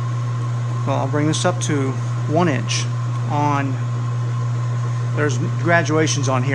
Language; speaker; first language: English; native; English